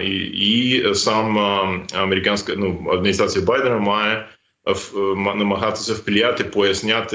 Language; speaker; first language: Ukrainian; non-native, fluent; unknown